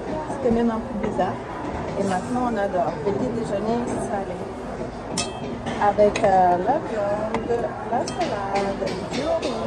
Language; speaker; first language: French; non-native, learner; Croatian